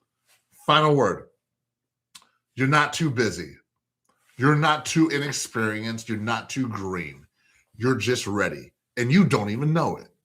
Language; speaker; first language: English; native; English